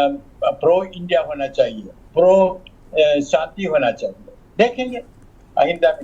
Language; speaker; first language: Hindi; non-native, local second language; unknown